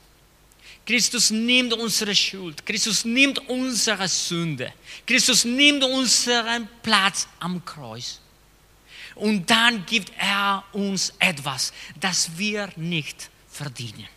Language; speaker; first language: German; non-native, fluent; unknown